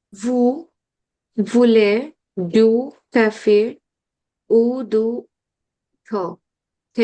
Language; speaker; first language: French; non-native, learner; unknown